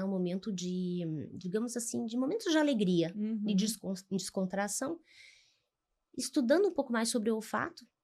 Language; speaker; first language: Portuguese; native; Portuguese